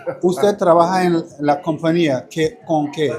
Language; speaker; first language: Spanish; non-native, learner; English